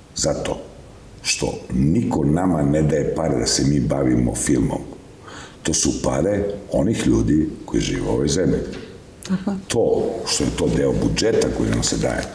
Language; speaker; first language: Serbian; native; Serbian